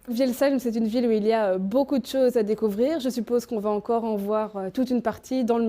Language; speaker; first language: French; native; French